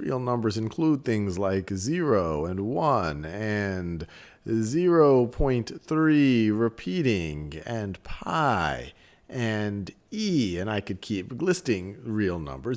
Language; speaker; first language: English; native; English